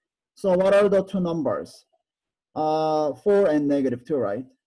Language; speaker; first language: English; non-native, fluent; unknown